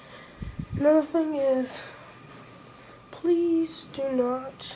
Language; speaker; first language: English; native; English